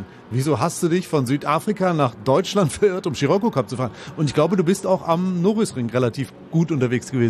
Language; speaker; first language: German; native; German